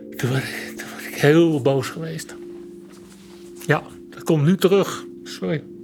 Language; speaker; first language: Dutch; native; Dutch